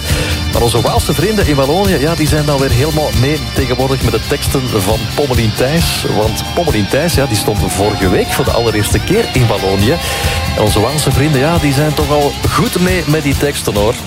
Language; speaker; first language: Dutch; native; Dutch